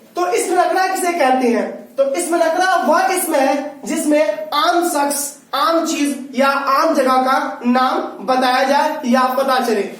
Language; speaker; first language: Hindi; native; Hindi